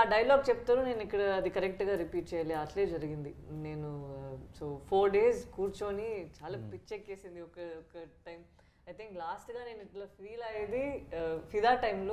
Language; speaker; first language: Telugu; non-native, fluent; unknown